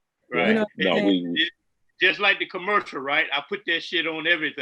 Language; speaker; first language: English; native; English